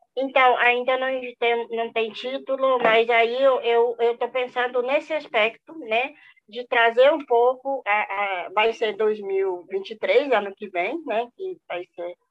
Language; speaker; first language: Portuguese; non-native, local second language; Guarani